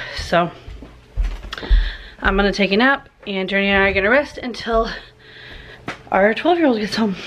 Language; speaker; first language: English; native; English